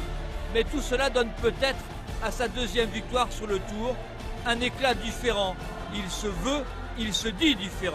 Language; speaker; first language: French; native; French